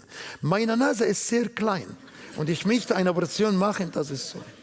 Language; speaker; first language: German; non-native, learner; Arabic